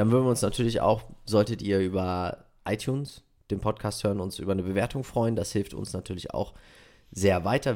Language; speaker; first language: German; native; German